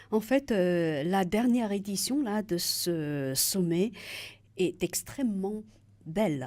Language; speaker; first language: French; native; French